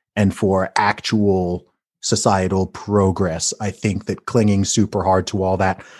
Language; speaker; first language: English; native; English